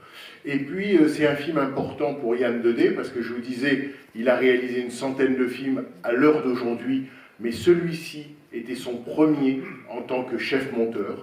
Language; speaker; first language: French; native; French